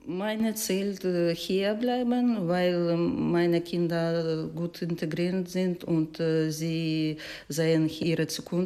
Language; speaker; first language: German; non-native, learner; Ukrainian